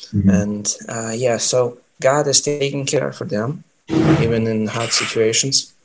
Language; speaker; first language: English; non-native, fluent; Ukrainian